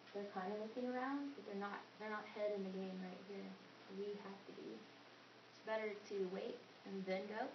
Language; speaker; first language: English; native; English